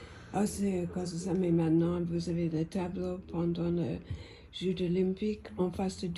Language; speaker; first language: French; non-native, fluent; English